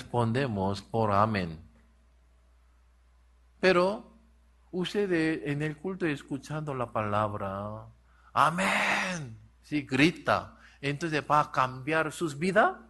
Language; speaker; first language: Spanish; non-native, learner; Korean